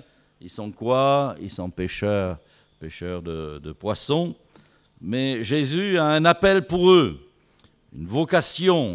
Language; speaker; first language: French; native; French